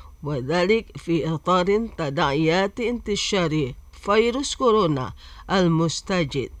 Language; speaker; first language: Arabic; non-native, fluent; Indonesian